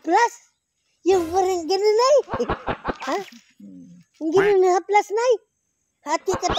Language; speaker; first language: Filipino; non-native, local second language; Cebuano